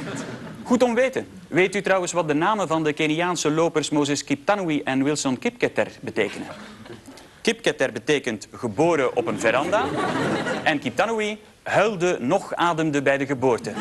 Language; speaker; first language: Dutch; native; Dutch